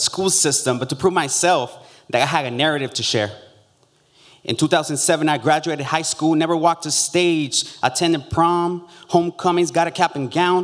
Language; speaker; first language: English; early bilingual, other home language; Spanish